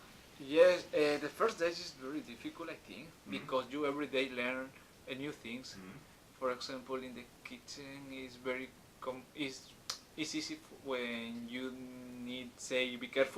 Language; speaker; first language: English; non-native, learner; Spanish